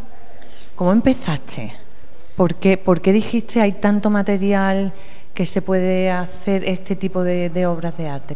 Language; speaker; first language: Spanish; native; Spanish